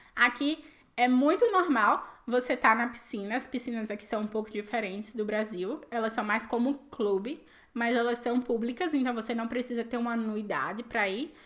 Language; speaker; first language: Portuguese; native; Portuguese